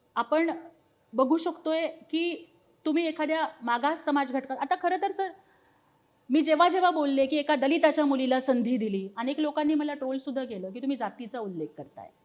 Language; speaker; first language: Marathi; non-native, local second language; Telugu